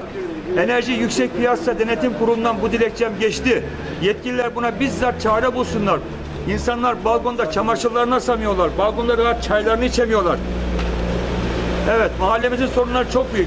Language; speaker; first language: Turkish; native; Turkish